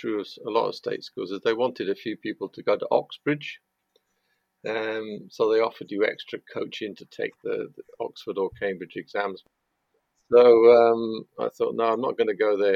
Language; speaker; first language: English; native; English